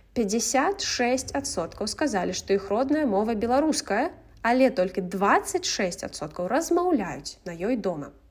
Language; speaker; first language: Belarusian; non-native, local second language; Russian